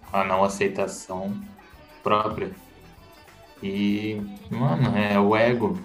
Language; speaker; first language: Portuguese; native; Portuguese